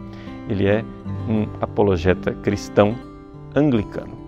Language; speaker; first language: Portuguese; native; Portuguese